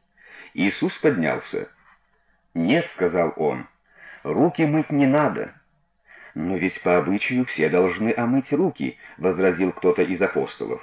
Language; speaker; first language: Russian; native; Russian